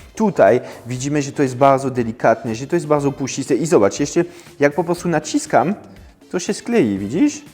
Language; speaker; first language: Polish; non-native, fluent; French